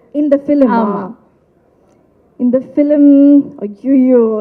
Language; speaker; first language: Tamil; non-native, local second language; Malayalam